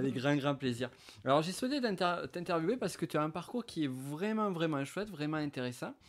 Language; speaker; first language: French; native; French